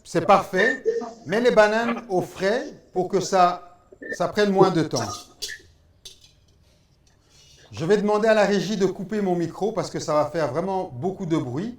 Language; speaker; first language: French; native; French